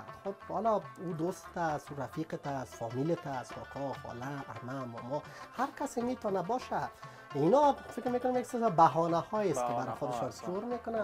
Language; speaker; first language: Persian; native; Persian